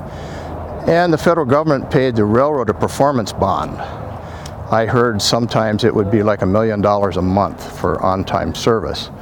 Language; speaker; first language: English; native; English